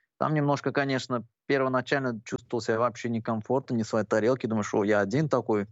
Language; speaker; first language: Russian; non-native, local second language; Azerbaijani